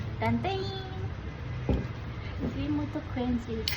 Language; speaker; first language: Portuguese; non-native, learner; Thai